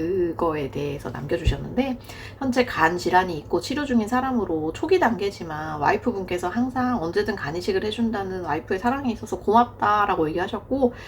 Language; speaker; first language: Korean; native; Korean